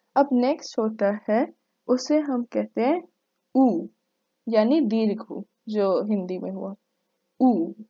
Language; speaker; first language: Hindi; native; Hindi